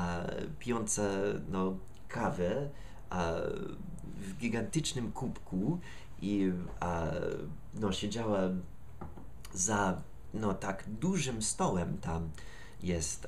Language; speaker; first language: Polish; non-native, learner; English